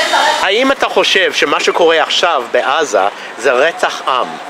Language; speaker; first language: Hebrew; non-native, fluent; English